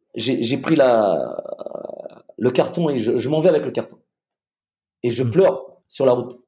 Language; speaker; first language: French; native; French